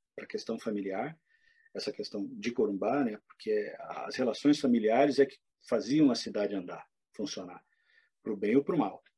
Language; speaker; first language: Portuguese; native; Portuguese